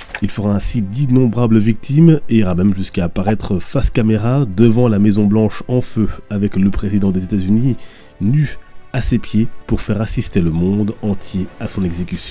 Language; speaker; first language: French; native; French